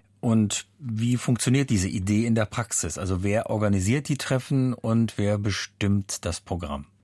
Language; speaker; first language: German; native; German